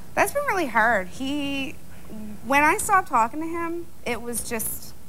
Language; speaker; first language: English; native; English